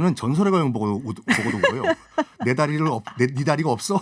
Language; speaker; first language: Korean; native; Korean